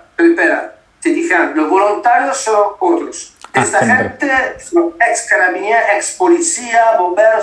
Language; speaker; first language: Spanish; non-native, learner; Italian